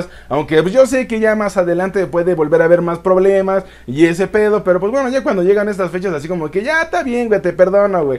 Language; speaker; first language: Spanish; native; Spanish